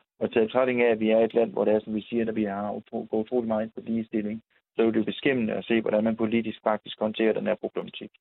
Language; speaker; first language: Danish; native; Danish